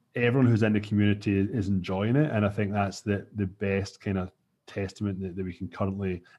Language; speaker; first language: English; native; English